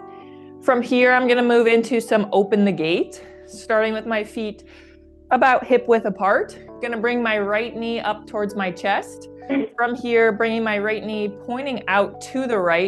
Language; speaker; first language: English; native; English